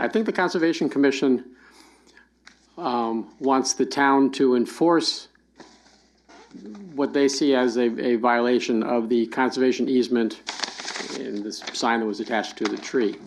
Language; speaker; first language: English; native; English